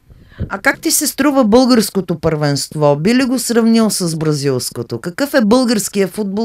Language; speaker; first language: Bulgarian; native; Bulgarian